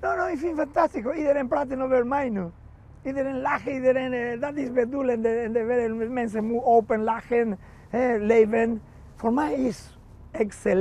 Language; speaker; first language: Dutch; non-native, learner; Spanish